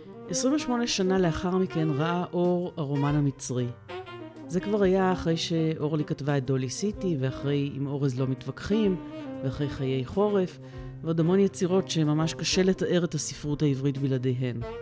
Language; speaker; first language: Hebrew; native; Hebrew